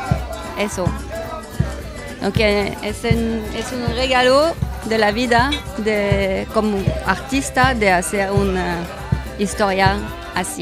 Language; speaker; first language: Spanish; non-native, learner; French